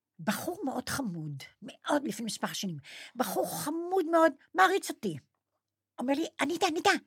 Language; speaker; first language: Hebrew; non-native, fluent; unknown